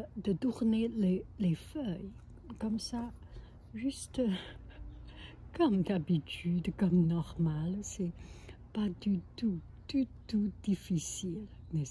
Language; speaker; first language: French; non-native, fluent; Chinese